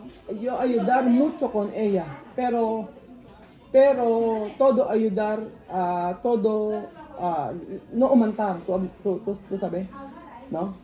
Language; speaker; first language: Spanish; non-native, learner; Filipino